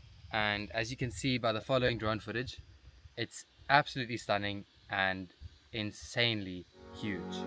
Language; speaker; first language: English; native; English